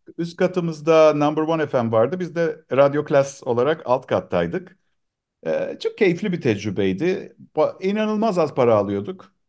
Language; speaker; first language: Turkish; native; Turkish